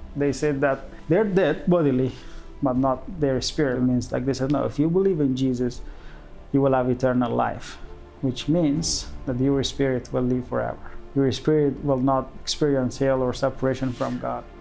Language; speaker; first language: English; non-native, fluent; Persian